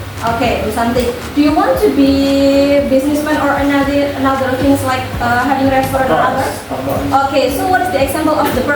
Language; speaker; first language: English; non-native, learner; Indonesian